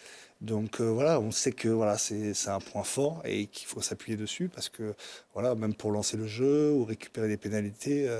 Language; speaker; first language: French; native; French